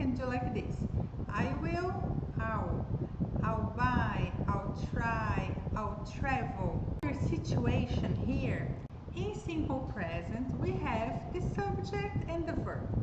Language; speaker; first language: English; non-native, fluent; Portuguese